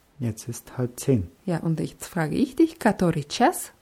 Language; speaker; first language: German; non-native, fluent; Russian